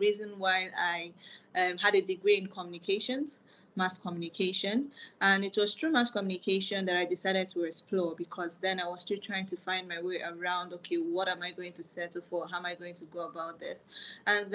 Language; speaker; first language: English; non-native, local second language; Igbo